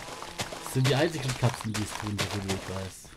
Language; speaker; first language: German; native; German